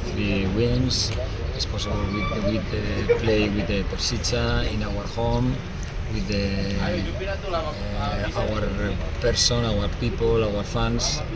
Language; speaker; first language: English; non-native, learner; Spanish